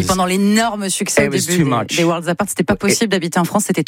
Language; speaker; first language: French; native; French